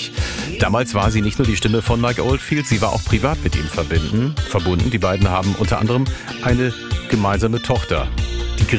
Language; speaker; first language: German; native; German